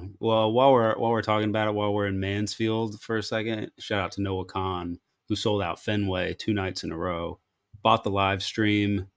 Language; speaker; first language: English; native; English